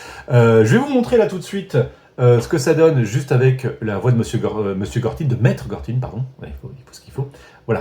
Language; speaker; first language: French; native; French